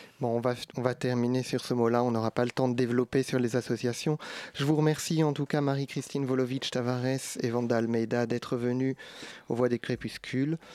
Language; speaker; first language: French; native; French